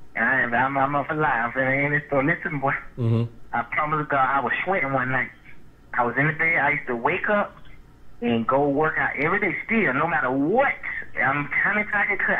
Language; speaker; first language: English; native; English